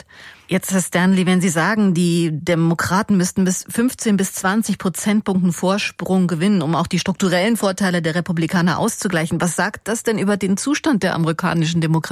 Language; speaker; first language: German; native; German